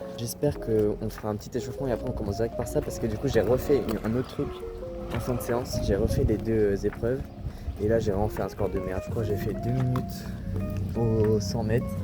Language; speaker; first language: French; native; French